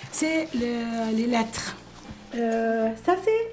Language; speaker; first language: French; non-native, fluent; Arabic